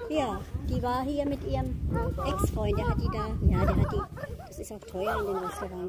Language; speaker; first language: German; native; German